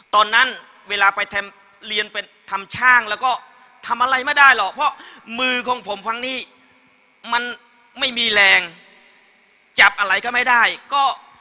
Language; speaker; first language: Thai; non-native, learner; Khmer